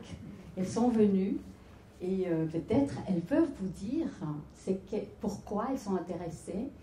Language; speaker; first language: French; non-native, fluent; Spanish